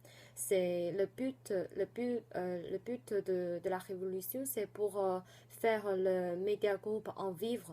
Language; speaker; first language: French; non-native, fluent; Chinese